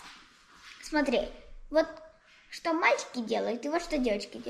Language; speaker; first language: Russian; early bilingual, heritage; Russian